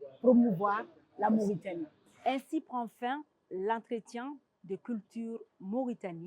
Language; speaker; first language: French; non-native, local second language; Arabic